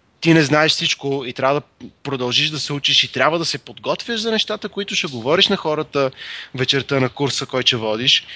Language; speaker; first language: Bulgarian; native; Bulgarian